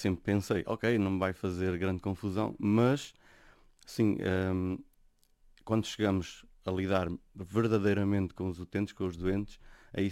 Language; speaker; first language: Portuguese; native; Portuguese